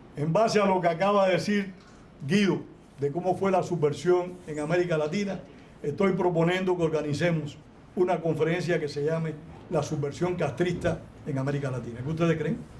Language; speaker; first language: Spanish; native; Spanish